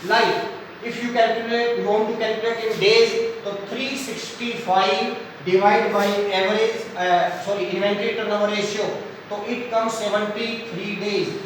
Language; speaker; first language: English; non-native, local second language; Hindi